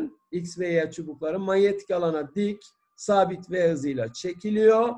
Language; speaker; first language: Turkish; native; Turkish